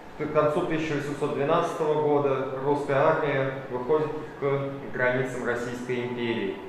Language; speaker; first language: Russian; native; Russian